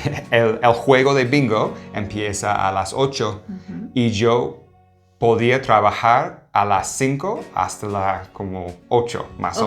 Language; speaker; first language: Spanish; non-native, fluent; English